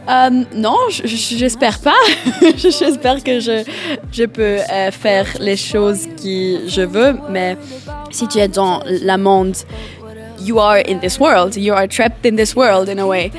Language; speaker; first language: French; non-native, learner; German